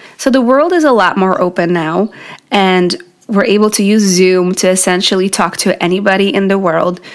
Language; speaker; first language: English; non-native, fluent; Polish